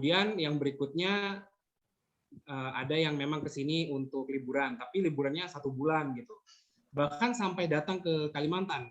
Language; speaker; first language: Indonesian; native; Indonesian